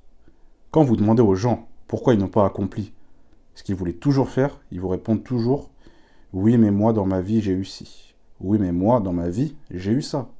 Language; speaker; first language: French; native; French